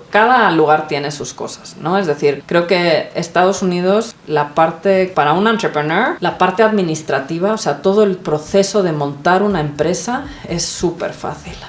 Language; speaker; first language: Spanish; non-native, local second language; Swedish